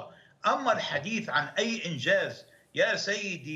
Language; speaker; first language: Arabic; native; Arabic